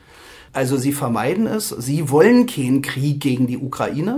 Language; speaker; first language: German; native; German